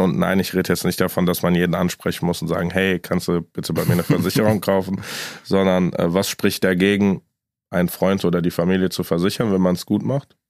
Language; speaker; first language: German; native; German